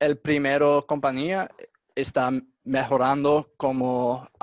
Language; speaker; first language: Spanish; non-native, learner; English